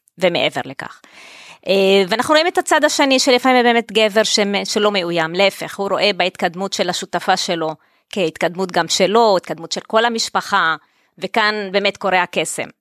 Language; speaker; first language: Hebrew; non-native, local second language; Arabic